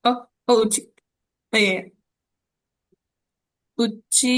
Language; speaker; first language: Japanese; non-native, learner; Indonesian